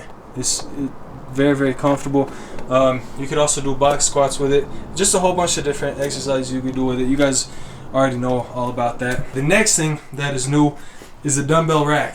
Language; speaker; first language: English; native; English